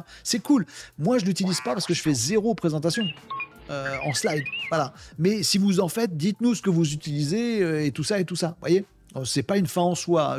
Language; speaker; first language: French; native; French